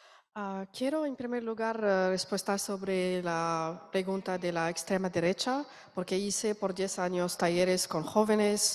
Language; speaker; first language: Spanish; non-native, learner; Arabic